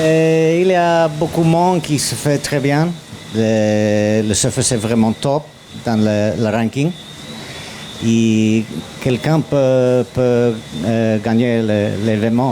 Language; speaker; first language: French; non-native, learner; English